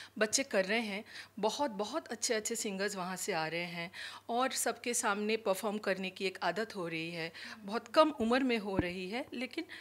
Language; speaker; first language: Hindi; non-native, local second language; Bangla